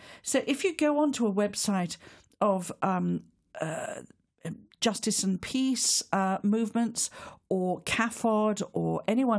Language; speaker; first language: English; native; English